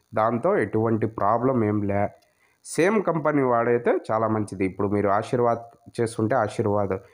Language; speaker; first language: Telugu; native; Telugu